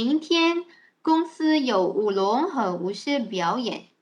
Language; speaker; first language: Chinese; non-native, fluent; Malay